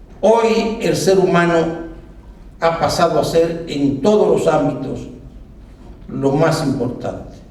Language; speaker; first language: Spanish; native; Spanish